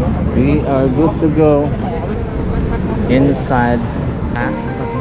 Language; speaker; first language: English; non-native, local second language; Filipino